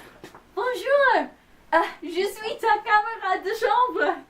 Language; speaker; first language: French; non-native, learner; English